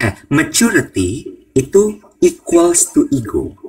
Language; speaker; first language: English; non-native, fluent; Indonesian